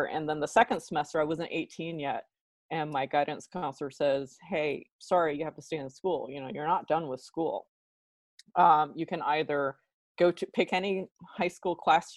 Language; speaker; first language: English; early bilingual, other home language; Pennsylvania German